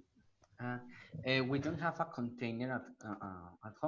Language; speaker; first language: English; non-native, learner; Spanish